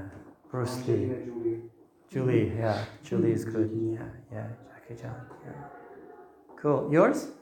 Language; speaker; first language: English; non-native, fluent; Turkish